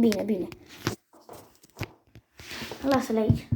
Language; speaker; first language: Romanian; native; Romanian